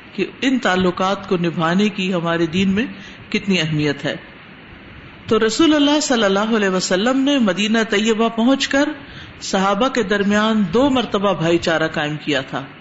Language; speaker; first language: Urdu; non-native, local second language; Punjabi